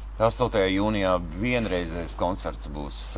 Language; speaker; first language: Latvian; native; Latvian